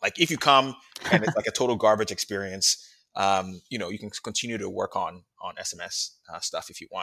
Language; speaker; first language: English; non-native, local second language; Akan